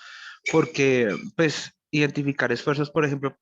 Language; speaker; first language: Spanish; native; Spanish